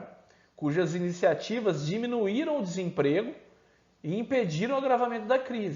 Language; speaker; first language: Portuguese; native; Portuguese